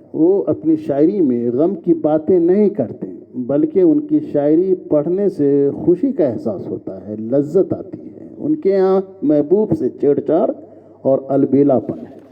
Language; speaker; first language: Urdu; native; Urdu